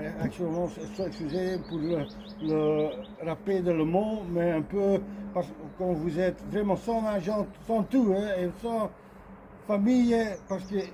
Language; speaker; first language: French; non-native, learner; Dutch